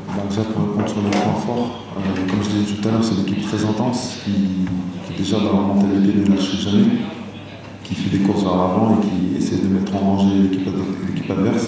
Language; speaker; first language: French; native; French